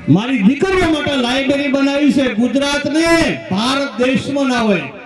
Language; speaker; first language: Gujarati; native; Gujarati